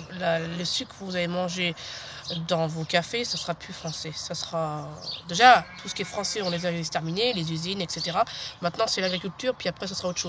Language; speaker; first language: French; native; French